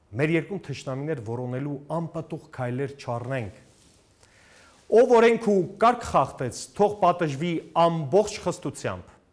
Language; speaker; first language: Armenian; native; Armenian